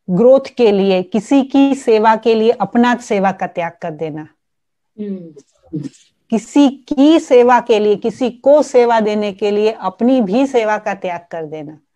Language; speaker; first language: Hindi; non-native, local second language; Gujarati